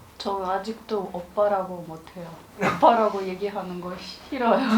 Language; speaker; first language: Korean; non-native, learner; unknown